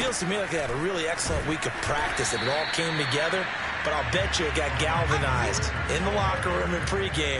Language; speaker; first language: English; native; English